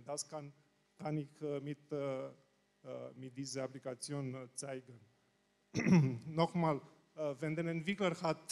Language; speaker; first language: German; non-native, learner; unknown